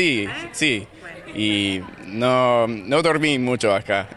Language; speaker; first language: Spanish; non-native, learner; English